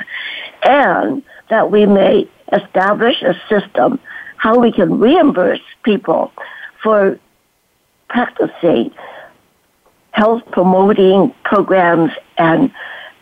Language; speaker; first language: English; native; English